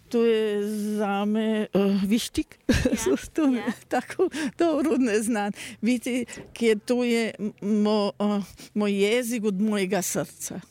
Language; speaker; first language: Slovenian; early bilingual, heritage; German